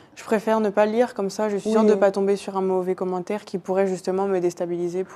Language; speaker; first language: French; native; French